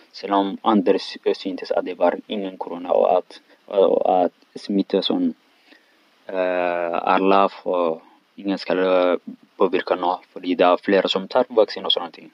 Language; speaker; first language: Swedish; non-native, learner; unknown